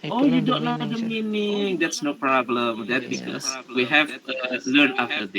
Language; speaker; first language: English; non-native, learner; Indonesian